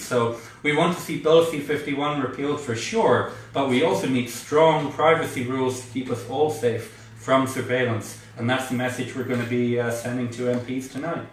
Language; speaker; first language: English; native; English